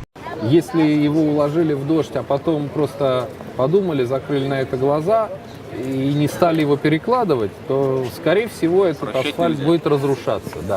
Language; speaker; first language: Russian; native; Russian